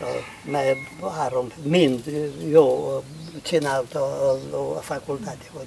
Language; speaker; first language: Hungarian; non-native, local second language; Romanian